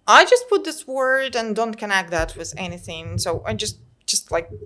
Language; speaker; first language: English; non-native, fluent; Ukrainian